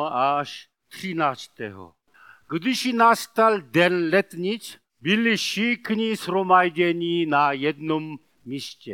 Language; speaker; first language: Czech; non-native, learner; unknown